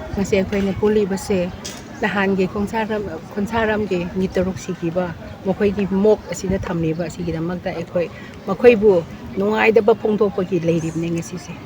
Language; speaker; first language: Manipuri; non-native, local second language; Rongmei Naga